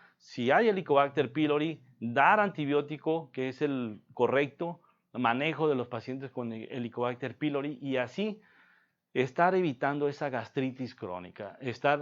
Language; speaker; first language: Spanish; native; Spanish